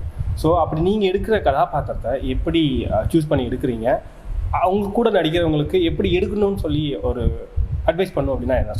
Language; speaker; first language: Tamil; native; Tamil